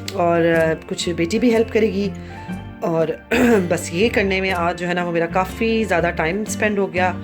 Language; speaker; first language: Urdu; native; Urdu